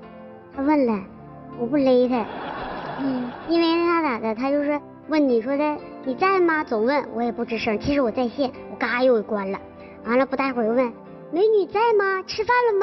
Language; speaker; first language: Chinese; native; Chinese